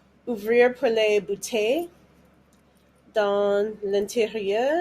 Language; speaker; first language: French; non-native, learner; English